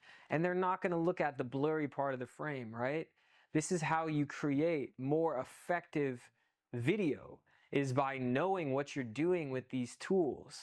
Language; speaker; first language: English; native; English